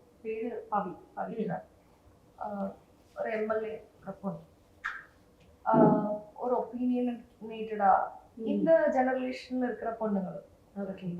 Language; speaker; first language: Tamil; non-native, fluent; Malayalam